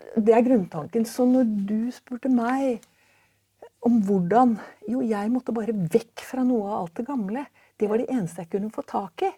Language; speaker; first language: Norwegian; native; Norwegian